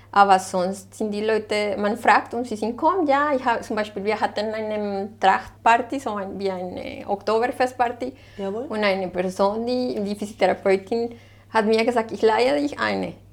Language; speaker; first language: German; non-native, fluent; Spanish